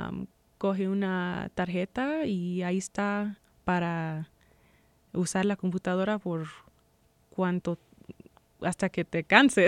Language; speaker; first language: Spanish; early bilingual, heritage; Spanish